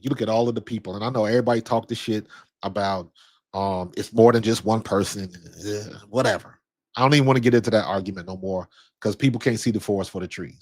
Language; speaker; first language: English; native; English